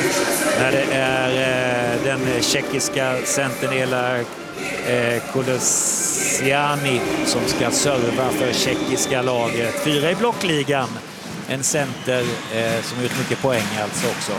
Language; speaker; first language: Swedish; native; Swedish